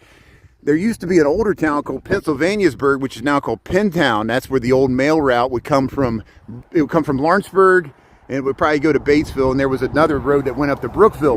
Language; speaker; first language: English; native; English